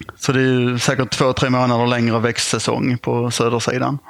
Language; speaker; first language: Swedish; native; Swedish